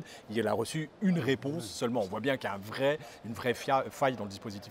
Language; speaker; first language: French; native; French